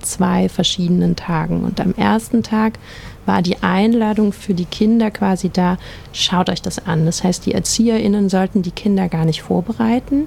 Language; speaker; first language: German; native; German